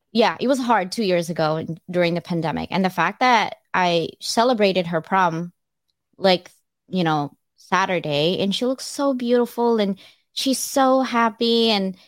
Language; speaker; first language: English; early bilingual, other home language; Cebuano